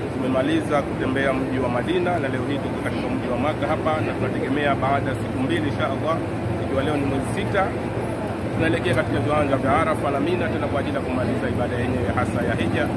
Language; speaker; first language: Swahili; native; Swahili